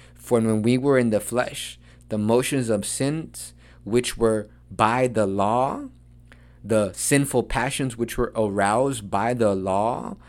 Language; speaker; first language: English; early bilingual, other home language; Spanish